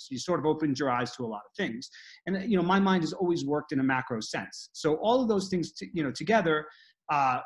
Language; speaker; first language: English; native; English